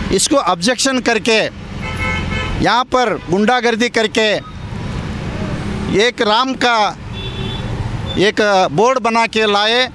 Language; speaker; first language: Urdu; non-native, local second language; Kannada